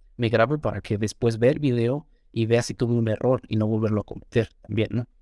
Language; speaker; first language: Spanish; native; Spanish